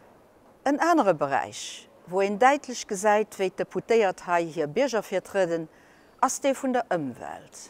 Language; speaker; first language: German; non-native, local second language; Luxembourgish